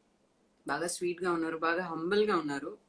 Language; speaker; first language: Telugu; non-native, fluent; Tamil